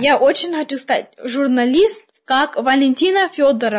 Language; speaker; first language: Russian; early bilingual, heritage; Russian